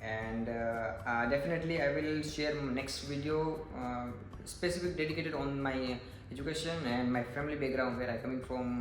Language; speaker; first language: English; non-native, local second language; Gujarati